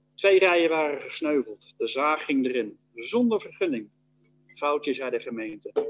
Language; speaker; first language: Dutch; native; Dutch